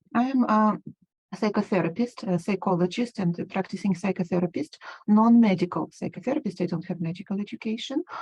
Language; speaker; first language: English; non-native, fluent; Ukrainian